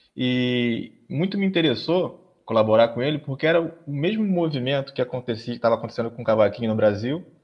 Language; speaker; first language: Portuguese; native; Portuguese